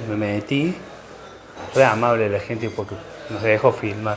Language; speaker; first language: Spanish; native; Spanish